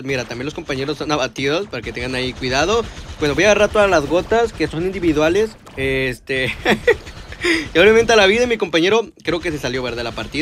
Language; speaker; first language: Spanish; native; Spanish